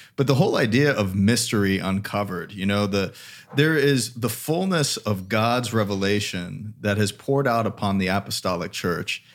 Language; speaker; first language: English; native; English